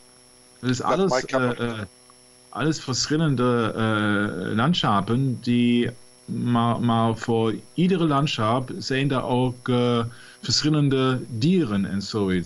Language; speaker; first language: Dutch; non-native, fluent; German